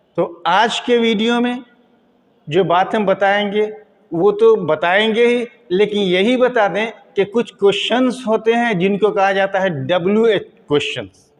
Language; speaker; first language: Hindi; native; Hindi